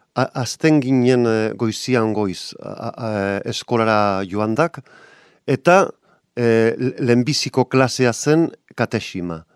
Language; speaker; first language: Basque; non-native, local second language; Spanish